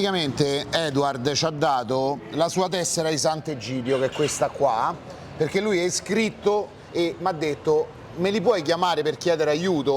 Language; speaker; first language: Italian; native; Italian